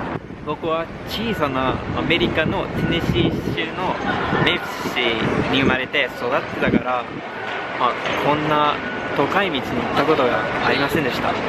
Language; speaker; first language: Japanese; non-native, fluent; English